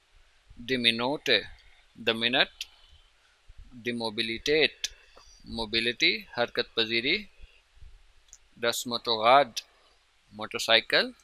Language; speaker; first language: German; non-native, fluent; Urdu